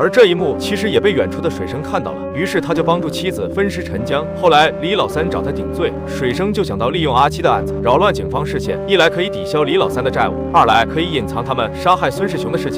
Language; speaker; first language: Chinese; native; Chinese